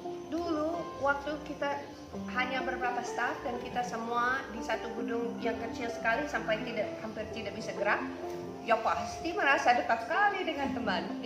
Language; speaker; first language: Indonesian; non-native, fluent; English